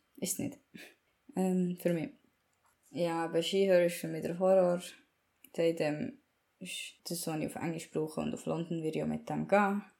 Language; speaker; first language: German; native; German